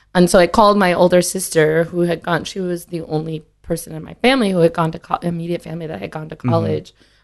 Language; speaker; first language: English; native; English